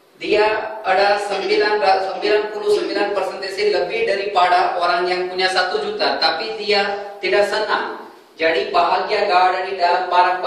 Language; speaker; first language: Indonesian; non-native, fluent; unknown